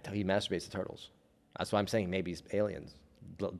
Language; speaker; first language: English; native; English